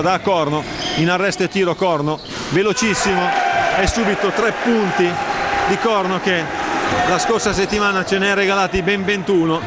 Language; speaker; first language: Italian; native; Italian